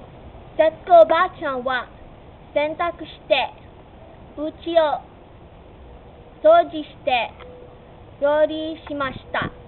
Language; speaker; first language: Japanese; non-native, learner; English